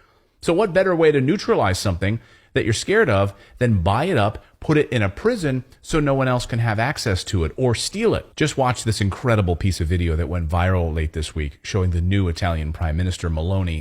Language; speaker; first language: English; native; English